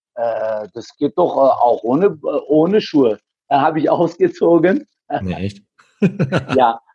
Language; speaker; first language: German; native; German